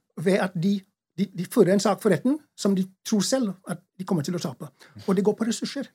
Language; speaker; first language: Norwegian; non-native, fluent; English